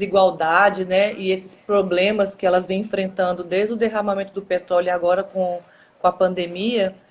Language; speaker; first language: Portuguese; native; Portuguese